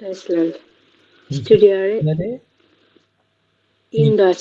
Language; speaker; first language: German; non-native, learner; Bangla